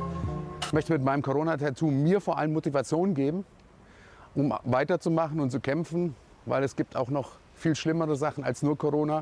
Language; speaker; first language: German; early bilingual, other home language; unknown